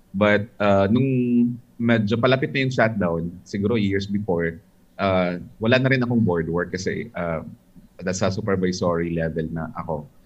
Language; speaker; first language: Filipino; non-native, local second language; Hiligaynon